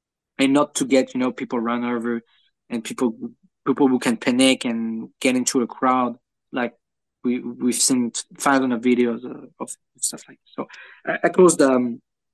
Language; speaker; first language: English; non-native, fluent; French